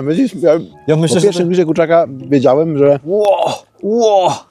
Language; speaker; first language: Polish; native; Polish